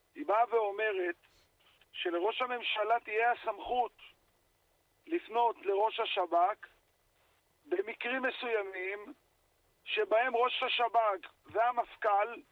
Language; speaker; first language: Hebrew; native; Hebrew